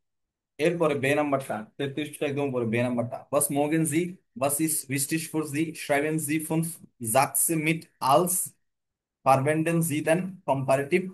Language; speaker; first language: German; non-native, fluent; Bangla